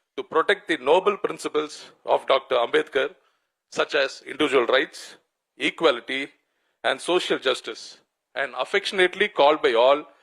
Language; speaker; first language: English; non-native, local second language; Tamil